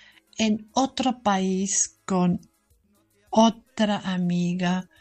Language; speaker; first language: Spanish; non-native, fluent; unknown